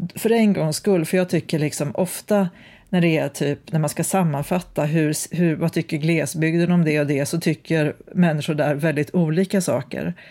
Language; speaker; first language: Swedish; native; Swedish